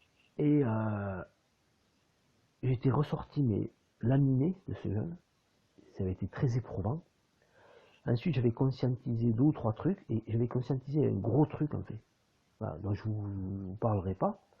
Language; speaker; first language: French; native; French